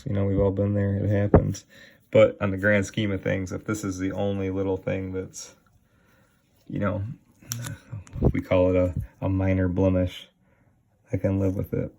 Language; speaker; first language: English; native; English